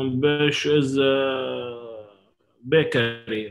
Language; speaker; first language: English; non-native, learner; Arabic